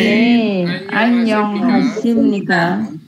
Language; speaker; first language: Korean; non-native, learner; Indonesian